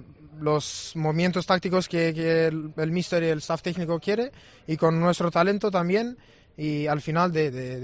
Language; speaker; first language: Spanish; non-native, fluent; Romanian